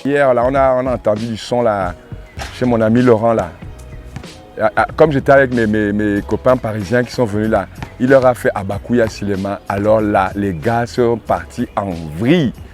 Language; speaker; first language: French; native; French